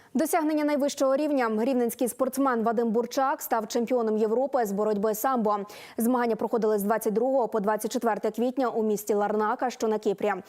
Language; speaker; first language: Ukrainian; native; Ukrainian